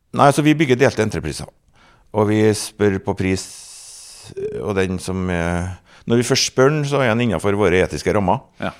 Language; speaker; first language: Norwegian; native; Norwegian